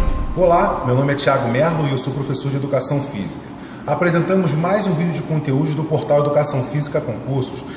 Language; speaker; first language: Portuguese; native; Portuguese